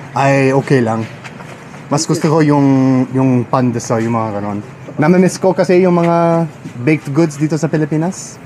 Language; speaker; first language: Filipino; non-native, fluent; English